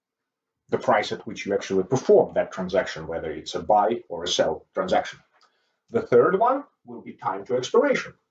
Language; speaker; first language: English; non-native, fluent; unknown